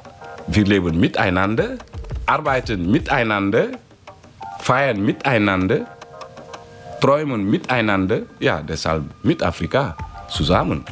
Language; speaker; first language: German; non-native, fluent; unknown